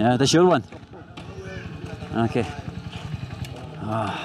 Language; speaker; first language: English; native; English